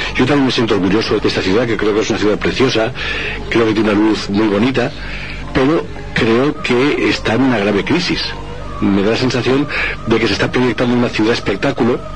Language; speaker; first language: Spanish; native; Spanish